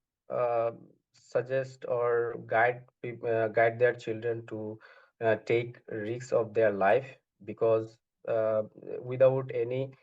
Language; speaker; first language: English; non-native, learner; Bangla